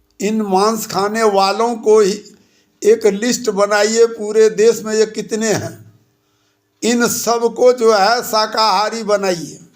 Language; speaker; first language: Hindi; native; Hindi